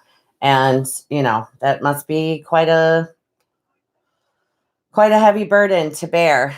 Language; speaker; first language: English; native; English